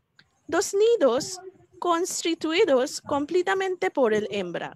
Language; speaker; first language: Spanish; non-native, learner; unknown